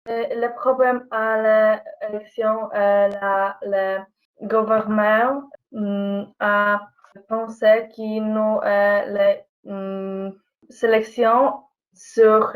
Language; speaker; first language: French; non-native, learner; Polish